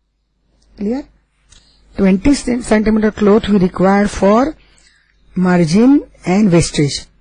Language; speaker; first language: English; non-native, local second language; Gujarati